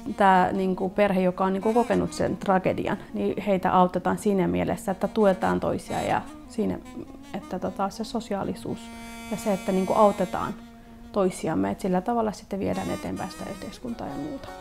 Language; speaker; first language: Finnish; early bilingual, other home language; Kurdish